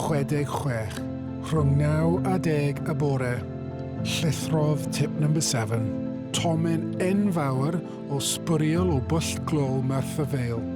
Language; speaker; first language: Welsh; non-native, local second language; English